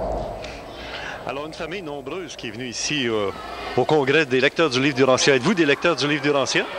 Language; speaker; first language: French; native; French